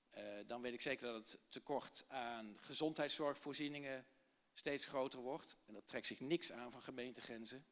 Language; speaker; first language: Dutch; native; Dutch